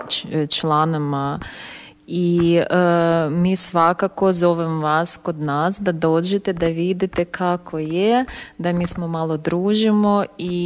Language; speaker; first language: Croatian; non-native, learner; Ukrainian